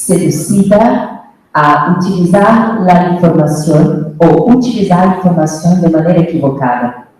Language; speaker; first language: Spanish; non-native, fluent; Portuguese